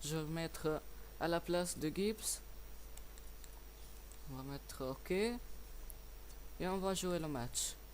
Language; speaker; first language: French; non-native, learner; English